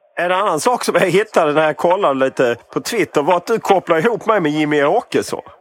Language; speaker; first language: Swedish; native; Swedish